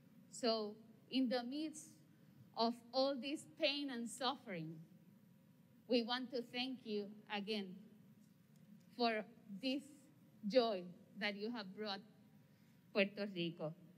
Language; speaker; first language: English; non-native, local second language; Spanish